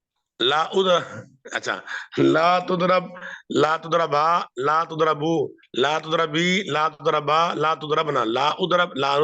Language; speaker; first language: Arabic; non-native, learner; Urdu